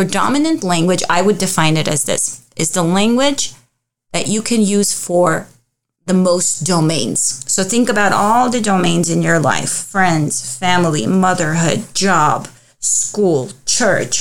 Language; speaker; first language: English; early bilingual, other home language; Armenian